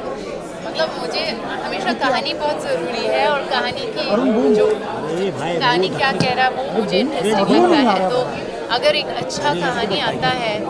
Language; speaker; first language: Hindi; early bilingual, other home language; French